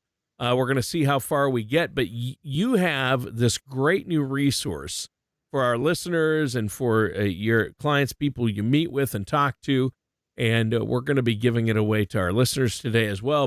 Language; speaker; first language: English; native; English